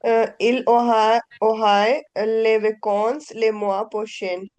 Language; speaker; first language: French; non-native, learner; Punjabi